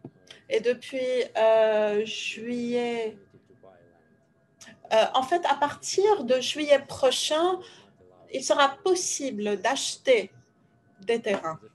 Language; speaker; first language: French; non-native, fluent; Ukrainian